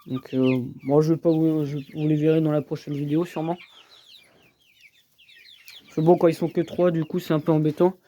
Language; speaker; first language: French; native; French